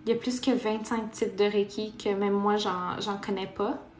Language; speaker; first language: French; non-native, local second language; Portuguese